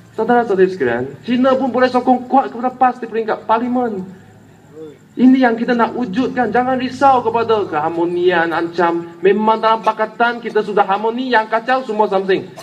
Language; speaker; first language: Malay; non-native, local second language; Chinese